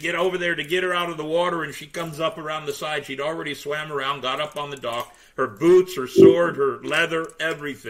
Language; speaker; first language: English; native; English